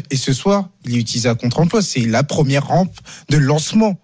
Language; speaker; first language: French; native; French